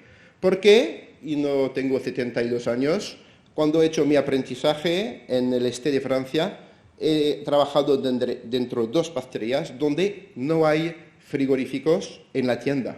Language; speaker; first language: Spanish; non-native, fluent; French